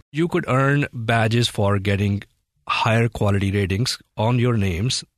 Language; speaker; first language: English; non-native, local second language; Hindi